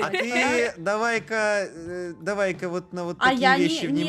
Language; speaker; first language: Russian; native; Russian